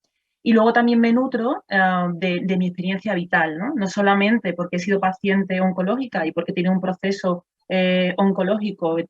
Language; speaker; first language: Spanish; native; Spanish